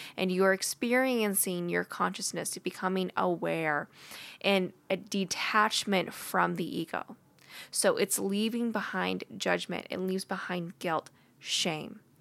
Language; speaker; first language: English; native; English